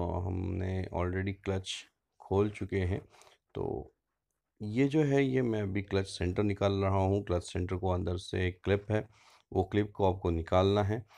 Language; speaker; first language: Hindi; non-native, local second language; Marathi